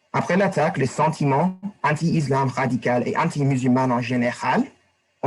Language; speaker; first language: French; non-native, learner; English